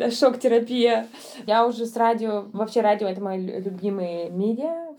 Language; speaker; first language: Russian; early bilingual, heritage; Russian